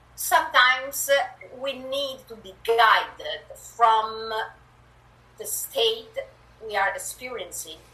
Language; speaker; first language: English; non-native, fluent; Italian